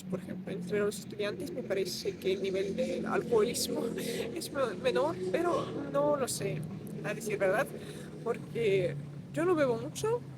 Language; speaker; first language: Spanish; non-native, fluent; Russian